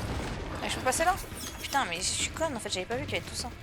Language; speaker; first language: French; native; French